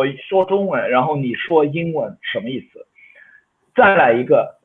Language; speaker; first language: Chinese; non-native, fluent; Swedish